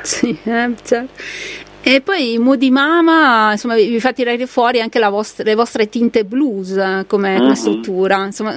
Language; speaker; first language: Italian; native; Italian